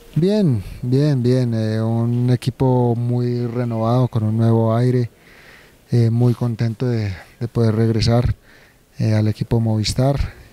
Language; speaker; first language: Spanish; native; Spanish